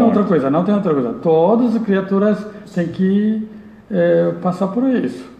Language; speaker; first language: Portuguese; non-native, learner; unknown